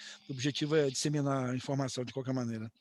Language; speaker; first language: Portuguese; native; Portuguese